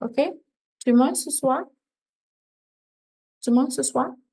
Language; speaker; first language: French; non-native, fluent; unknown